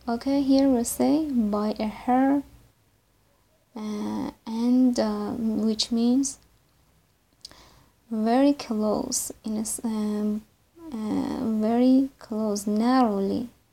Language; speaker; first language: English; non-native, fluent; Persian